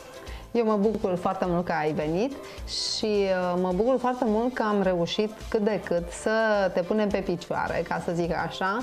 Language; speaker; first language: Romanian; native; Romanian